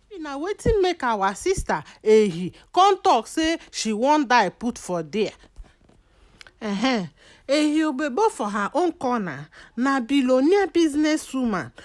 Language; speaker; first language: Nigerian Pidgin; native; Nigerian Pidgin